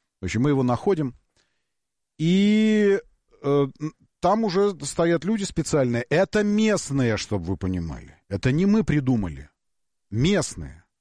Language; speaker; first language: Russian; native; Russian